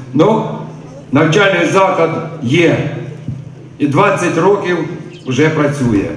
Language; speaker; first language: Ukrainian; native; Ukrainian